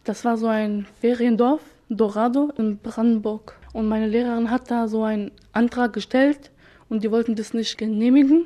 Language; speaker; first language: German; early bilingual, other home language; Bosnian